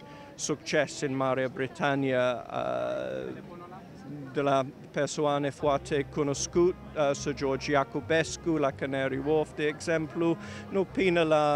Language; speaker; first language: Romanian; non-native, learner; English